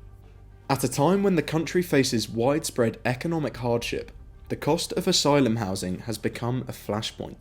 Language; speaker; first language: English; native; English